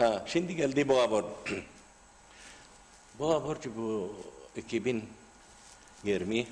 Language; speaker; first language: Turkish; non-native, learner; Arabic